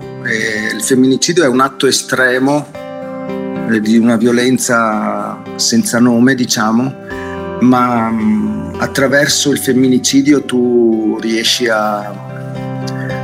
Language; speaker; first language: Italian; native; Italian